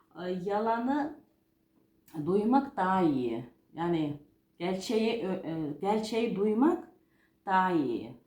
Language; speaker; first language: Turkish; non-native, fluent; Georgian